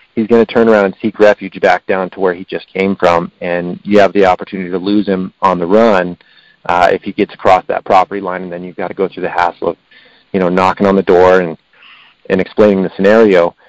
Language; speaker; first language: English; native; English